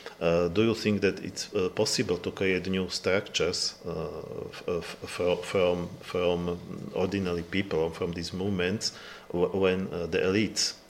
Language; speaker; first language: English; non-native, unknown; Slovak